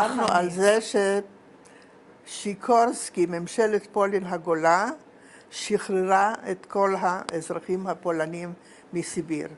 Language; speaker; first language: Hebrew; non-native, fluent; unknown